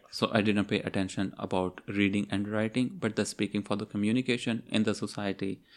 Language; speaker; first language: English; non-native, local second language; Urdu